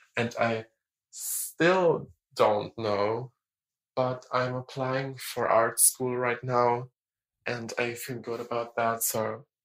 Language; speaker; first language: English; non-native, fluent; German